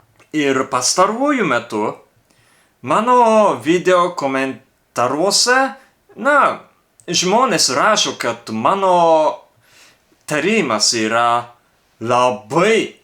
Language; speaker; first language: Lithuanian; non-native, fluent; Japanese